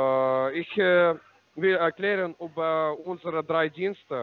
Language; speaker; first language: German; non-native, learner; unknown